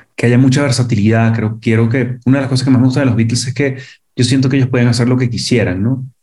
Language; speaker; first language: Spanish; native; Spanish